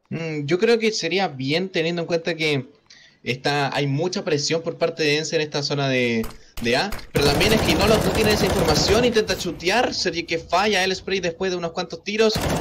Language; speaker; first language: Spanish; native; Spanish